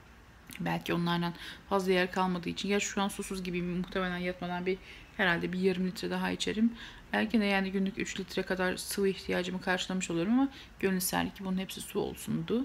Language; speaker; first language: Turkish; native; Turkish